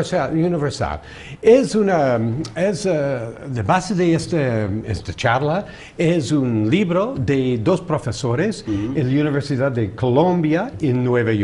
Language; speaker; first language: Spanish; non-native, fluent; English